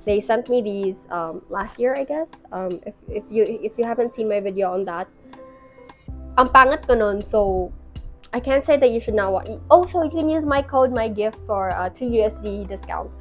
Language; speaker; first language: English; non-native, local second language; Filipino